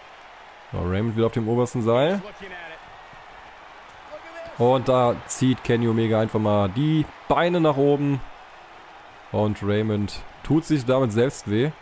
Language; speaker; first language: German; native; German